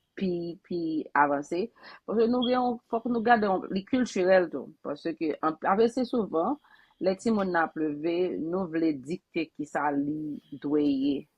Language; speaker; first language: French; non-native, local second language; Haitian Creole